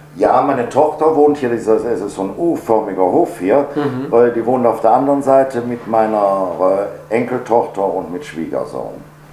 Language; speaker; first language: German; native; German